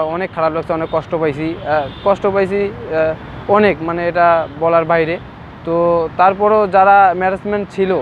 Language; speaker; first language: Bangla; native; Bangla